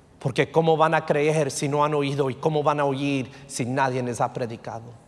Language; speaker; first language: Spanish; early bilingual, heritage; Spanish